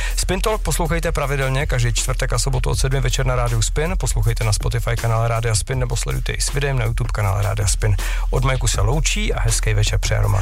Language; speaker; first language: Czech; native; Czech